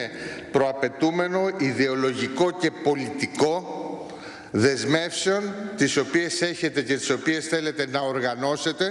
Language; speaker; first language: Greek; native; Greek